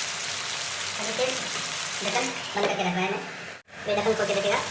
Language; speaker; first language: Hindi; non-native, local second language; Manipuri